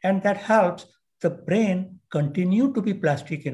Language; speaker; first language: English; non-native, local second language; Marathi